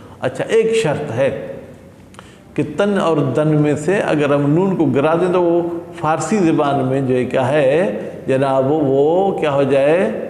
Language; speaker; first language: Urdu; non-native, local second language; Sindhi